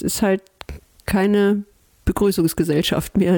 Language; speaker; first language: German; native; German